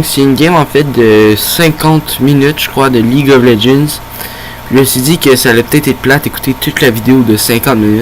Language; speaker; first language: French; native; French